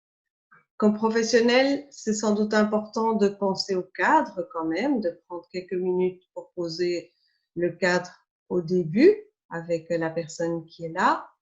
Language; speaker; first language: French; native; French